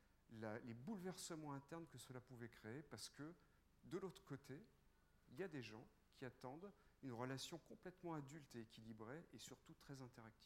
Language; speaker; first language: French; native; French